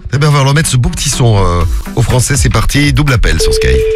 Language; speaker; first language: French; native; French